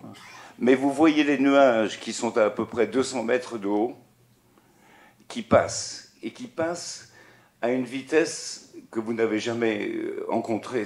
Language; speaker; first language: French; native; French